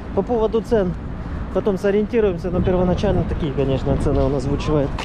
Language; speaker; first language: Russian; native; Russian